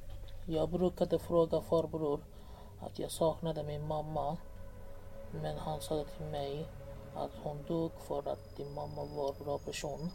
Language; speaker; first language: Swedish; non-native, learner; Persian